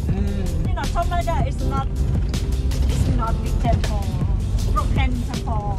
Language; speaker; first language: English; non-native, learner; Khmer